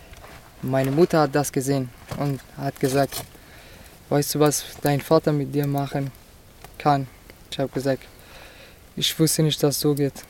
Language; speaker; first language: German; non-native, fluent; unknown